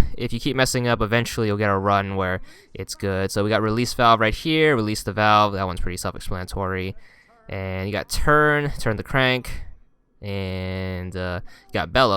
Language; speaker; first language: English; native; English